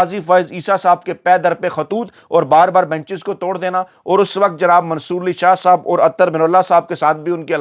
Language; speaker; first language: Urdu; native; Urdu